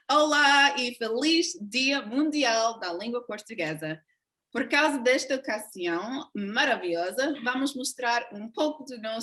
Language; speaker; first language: Portuguese; non-native, fluent; English